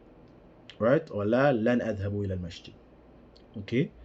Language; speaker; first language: Arabic; non-native, fluent; English